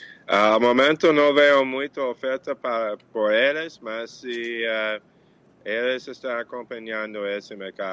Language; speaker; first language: Portuguese; non-native, fluent; English